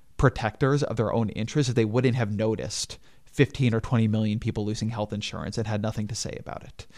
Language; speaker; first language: English; native; English